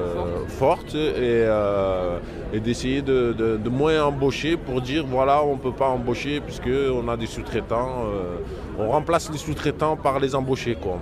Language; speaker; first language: French; native; French